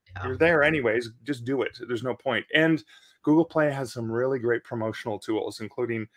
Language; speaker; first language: English; native; English